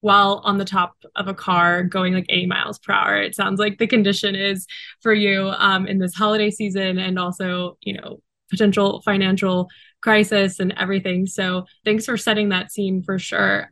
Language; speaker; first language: English; native; English